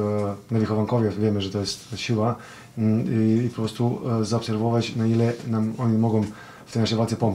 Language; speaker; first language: Polish; non-native, fluent; Serbian